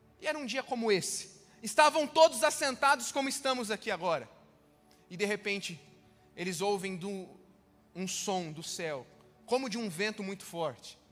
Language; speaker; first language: Portuguese; native; Portuguese